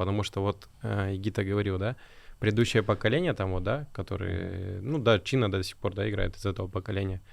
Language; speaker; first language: Russian; native; Russian